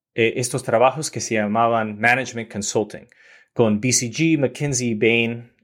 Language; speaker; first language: Spanish; early bilingual, heritage; Spanish